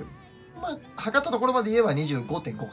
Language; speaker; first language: Japanese; native; Japanese